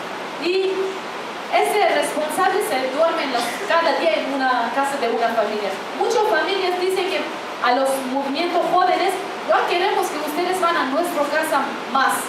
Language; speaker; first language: Spanish; non-native, fluent; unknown